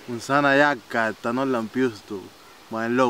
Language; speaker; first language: Finnish; non-native, learner; Spanish